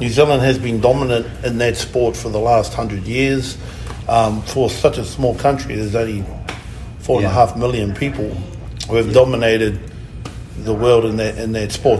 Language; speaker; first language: English; native; English